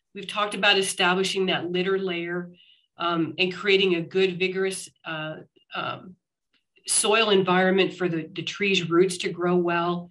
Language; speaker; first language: English; native; English